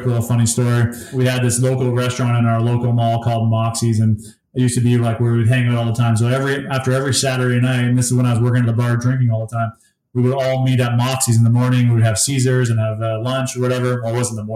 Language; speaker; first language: English; native; English